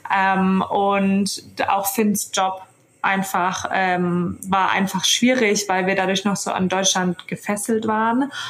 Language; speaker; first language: German; native; German